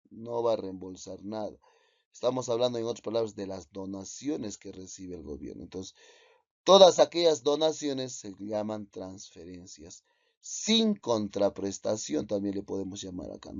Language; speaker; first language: Spanish; native; Spanish